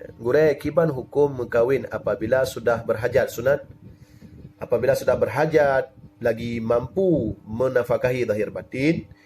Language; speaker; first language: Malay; non-native, local second language; Achinese